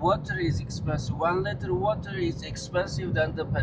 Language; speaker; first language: English; non-native, fluent; Chinese